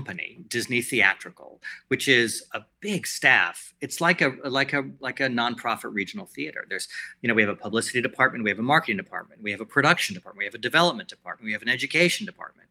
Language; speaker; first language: English; native; English